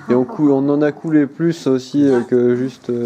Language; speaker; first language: French; native; French